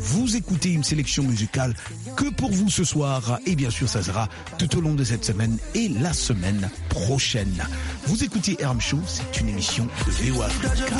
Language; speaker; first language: French; non-native, local second language; Lingala